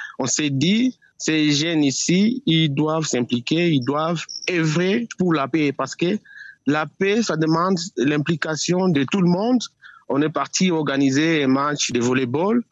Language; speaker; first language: French; non-native, local second language; Nande